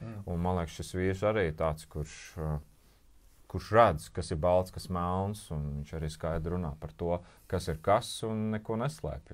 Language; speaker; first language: Latvian; native; Latvian